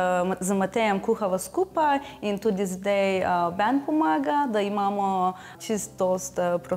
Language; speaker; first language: Slovenian; non-native, fluent; Turkish